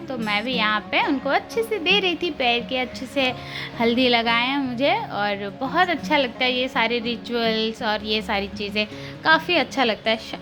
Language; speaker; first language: Hindi; non-native, local second language; Telugu